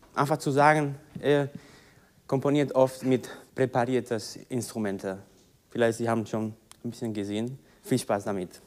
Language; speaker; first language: German; non-native, learner; Spanish